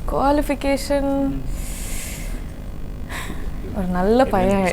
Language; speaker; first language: Tamil; non-native, learner; Kannada